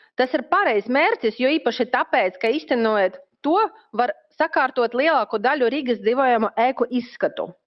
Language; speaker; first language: Latvian; non-native, local second language; Russian